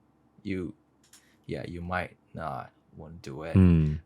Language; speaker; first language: English; non-native, learner; Japanese